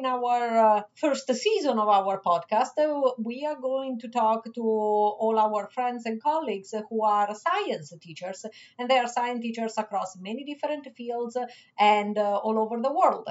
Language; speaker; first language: English; non-native, fluent; Italian